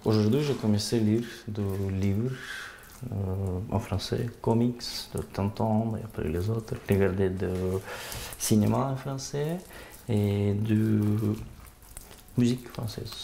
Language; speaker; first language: French; non-native, learner; Gagauz